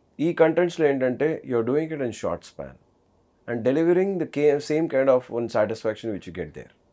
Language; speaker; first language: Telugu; native; Telugu